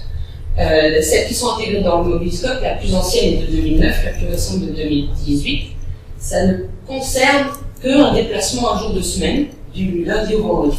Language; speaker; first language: French; native; French